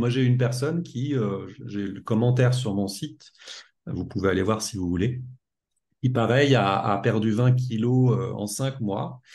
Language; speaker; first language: French; native; French